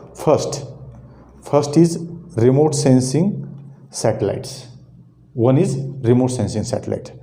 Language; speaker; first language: English; non-native, local second language; Marathi